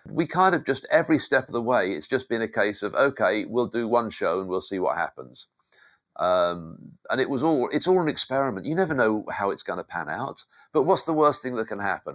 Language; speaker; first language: English; native; English